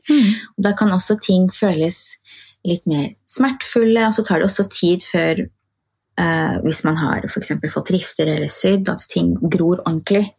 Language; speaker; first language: Norwegian; early bilingual, other home language; Arabic